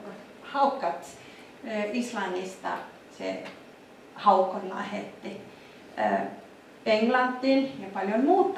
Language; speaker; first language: Finnish; non-native, fluent; Icelandic